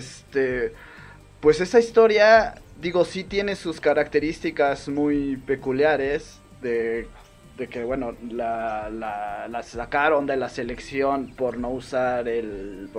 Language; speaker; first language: Spanish; native; Spanish